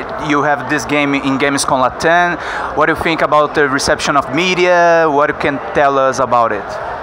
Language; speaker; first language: English; non-native, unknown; Portuguese